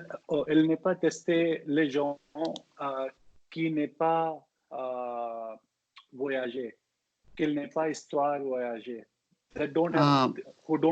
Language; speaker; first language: French; non-native, learner; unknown